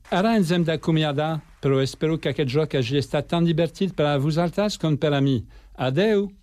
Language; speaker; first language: Catalan; non-native, learner; French